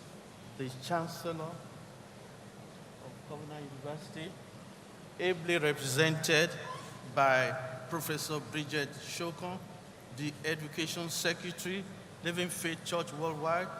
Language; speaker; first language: English; non-native, local second language; Yoruba